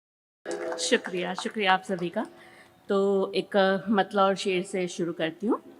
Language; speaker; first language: Hindi; native; Hindi